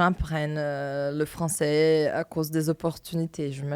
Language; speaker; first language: French; non-native, learner; Portuguese